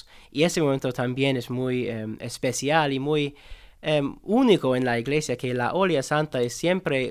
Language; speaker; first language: Spanish; non-native, learner; English